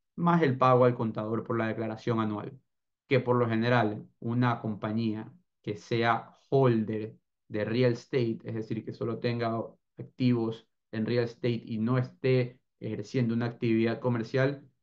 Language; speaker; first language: Spanish; native; Spanish